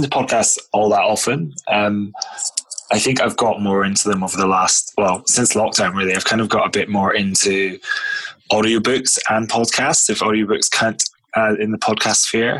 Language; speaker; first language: English; native; English